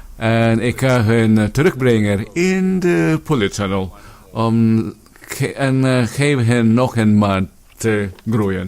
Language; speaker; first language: Dutch; non-native, fluent; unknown